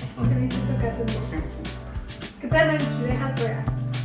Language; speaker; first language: Korean; non-native, learner; Spanish